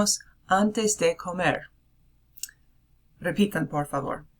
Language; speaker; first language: Spanish; non-native, fluent; English